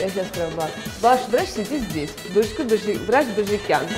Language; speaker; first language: Russian; non-native, local second language; Armenian